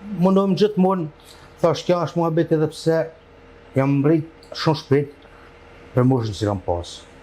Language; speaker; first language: Albanian; early bilingual, heritage; Albanian